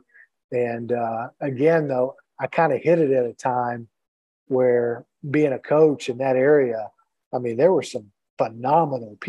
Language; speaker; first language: English; native; English